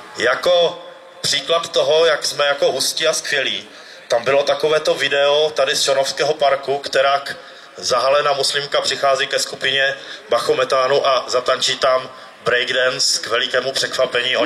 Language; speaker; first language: Czech; native; Czech